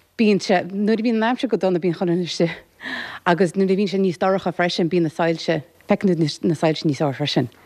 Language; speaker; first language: Irish; native; Irish